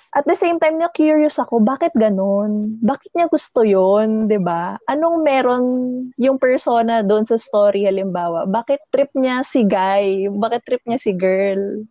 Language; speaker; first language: Filipino; native; Filipino